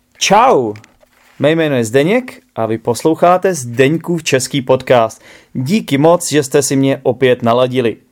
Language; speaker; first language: Czech; native; Czech